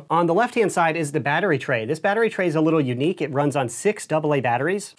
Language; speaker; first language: English; native; English